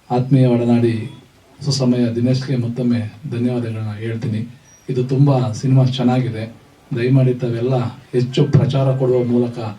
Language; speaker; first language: Kannada; native; Kannada